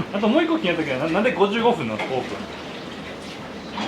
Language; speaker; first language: Japanese; native; Japanese